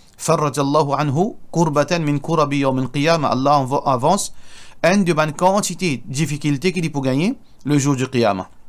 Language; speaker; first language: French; non-native, local second language; Morisyen